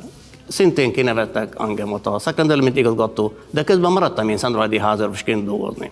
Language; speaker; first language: Hungarian; non-native, fluent; Arabic